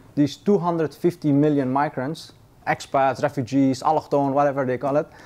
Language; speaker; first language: English; non-native, fluent; Persian